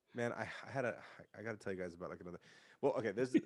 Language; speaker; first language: English; native; English